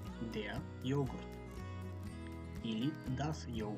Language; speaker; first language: German; non-native, fluent; Macedonian